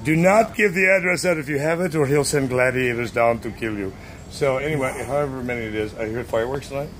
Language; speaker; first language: English; native; English